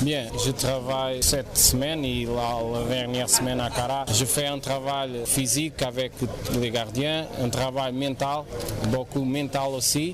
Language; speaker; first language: French; non-native, learner; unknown